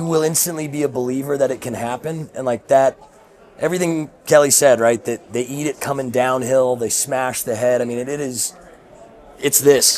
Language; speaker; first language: English; native; English